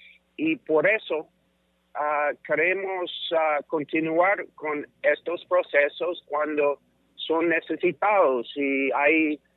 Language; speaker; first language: Spanish; non-native, fluent; English